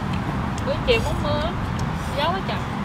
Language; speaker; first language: Vietnamese; native; Vietnamese